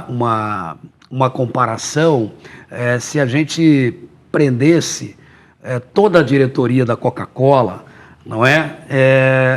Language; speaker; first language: Portuguese; native; Portuguese